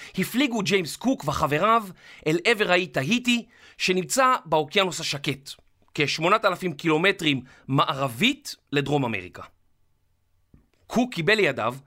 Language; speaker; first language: Hebrew; native; Hebrew